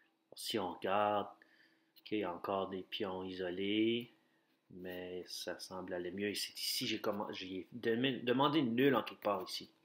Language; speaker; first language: French; native; French